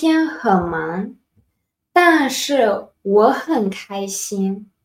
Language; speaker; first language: Chinese; non-native, fluent; Spanish